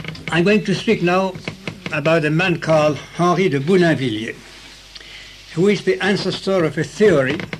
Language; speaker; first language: English; non-native, fluent; French